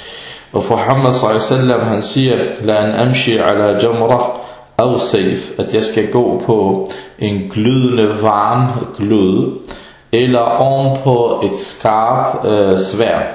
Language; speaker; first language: Danish; early bilingual, other home language; Arabic